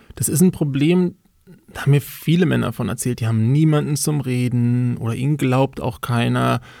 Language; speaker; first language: German; native; German